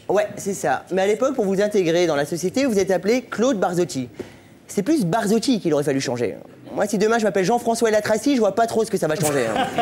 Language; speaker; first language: French; native; French